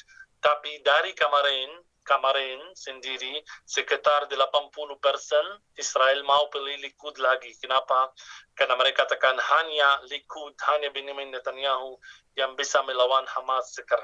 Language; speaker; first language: Indonesian; non-native, fluent; Arabic